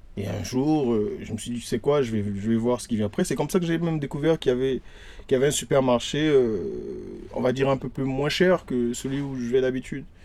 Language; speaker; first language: French; non-native, local second language; Lingala